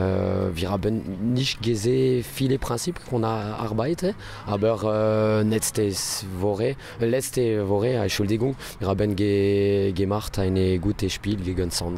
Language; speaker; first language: German; non-native, learner; French